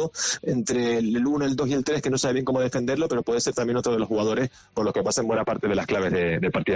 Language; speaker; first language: Spanish; native; Spanish